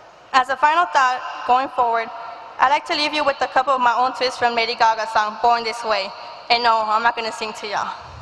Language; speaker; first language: English; early bilingual, other home language; Spanish